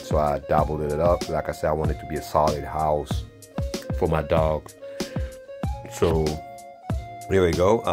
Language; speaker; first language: English; non-native, fluent; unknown